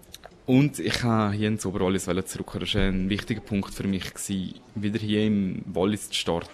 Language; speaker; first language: German; native; German